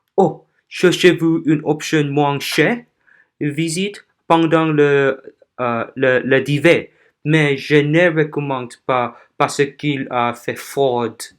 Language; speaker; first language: French; non-native, learner; Korean